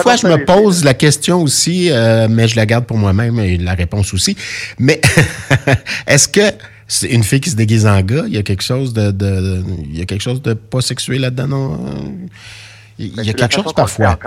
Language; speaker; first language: French; native; French